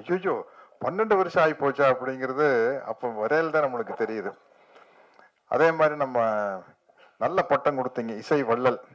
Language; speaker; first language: Tamil; native; Tamil